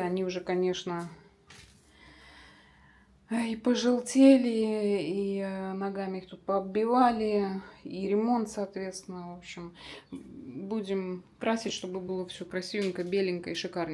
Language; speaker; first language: Russian; native; Russian